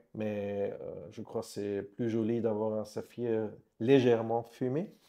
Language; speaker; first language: French; non-native, fluent; German